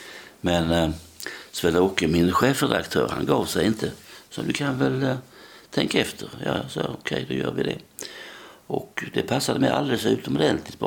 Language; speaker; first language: Swedish; native; Swedish